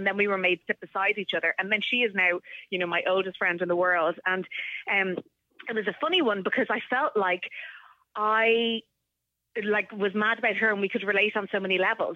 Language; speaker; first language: English; native; English